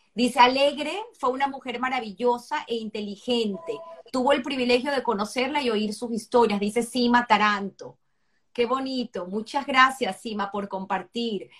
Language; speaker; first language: Spanish; native; Spanish